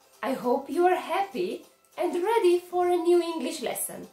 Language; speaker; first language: English; non-native, fluent; Romanian